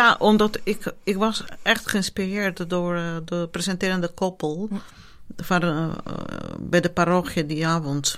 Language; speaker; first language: Dutch; non-native, fluent; Italian